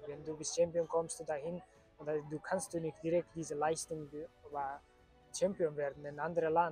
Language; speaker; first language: German; non-native, learner; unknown